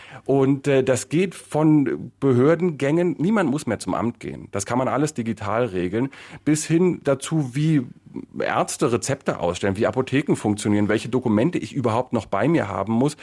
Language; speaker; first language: German; native; German